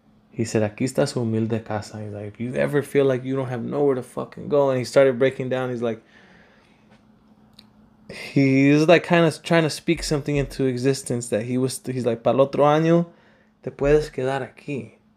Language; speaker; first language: English; early bilingual, other home language; Spanish